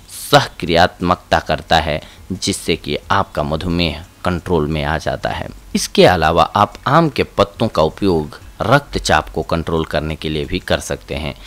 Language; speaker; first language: Hindi; native; Hindi